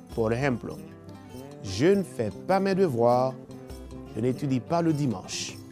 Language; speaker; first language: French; non-native, fluent; Spanish